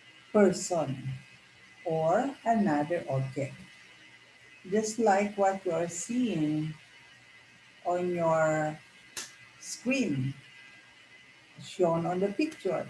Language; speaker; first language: English; non-native, local second language; Filipino